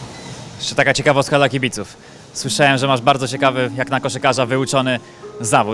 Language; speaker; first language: Polish; native; Polish